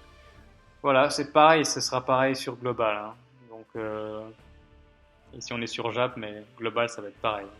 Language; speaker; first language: French; native; French